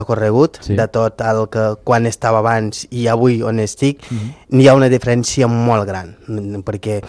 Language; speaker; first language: Catalan; non-native, fluent; Fula